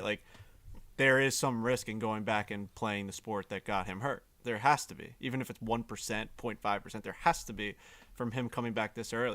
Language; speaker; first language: English; native; English